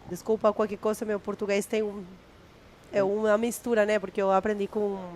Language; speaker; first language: Portuguese; non-native, fluent; Spanish